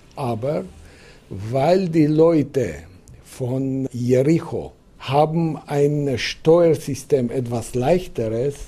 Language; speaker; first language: German; non-native, fluent; Romanian